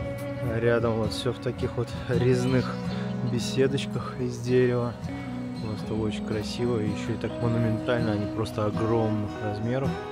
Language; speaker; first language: Russian; native; Russian